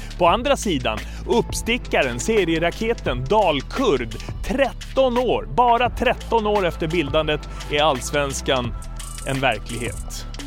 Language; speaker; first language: Swedish; native; Swedish